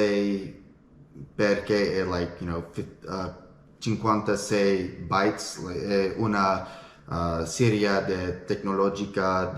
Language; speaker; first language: Italian; non-native, learner; English